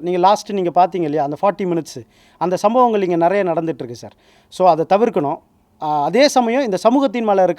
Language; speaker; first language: Tamil; native; Tamil